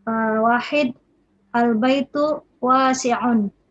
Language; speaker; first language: Arabic; non-native, learner; Indonesian